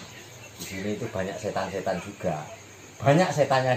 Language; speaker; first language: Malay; non-native, local second language; Javanese